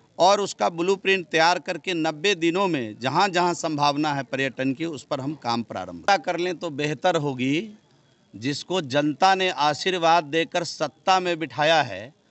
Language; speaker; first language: Hindi; native; Hindi